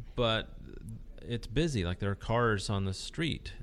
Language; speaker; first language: English; early bilingual, other home language; Spanish